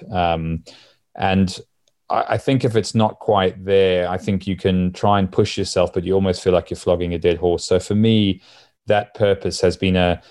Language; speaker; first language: English; native; English